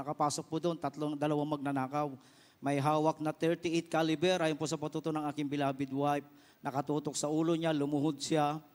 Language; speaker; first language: Filipino; non-native, local second language; Iloko